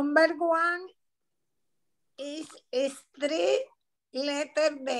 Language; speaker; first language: English; non-native, learner; Spanish